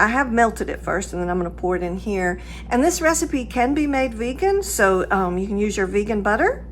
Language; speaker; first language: English; native; English